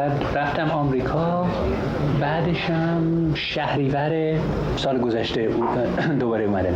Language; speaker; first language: Persian; non-native, fluent; English